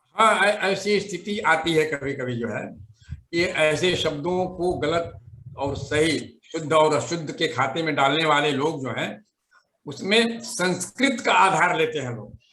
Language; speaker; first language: Hindi; native; Hindi